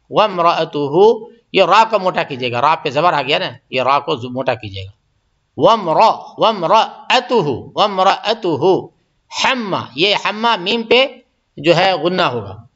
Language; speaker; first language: Urdu; native; Urdu